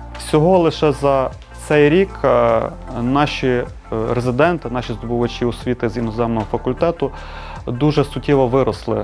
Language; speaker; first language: Ukrainian; native; Ukrainian